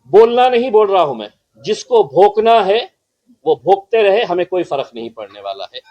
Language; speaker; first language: Hindi; non-native, local second language; Marathi